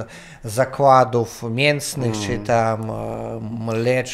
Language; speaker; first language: Polish; non-native, learner; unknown